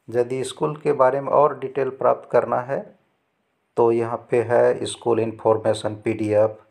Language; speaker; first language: Hindi; native; Hindi